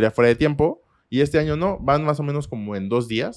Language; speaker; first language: Spanish; native; Spanish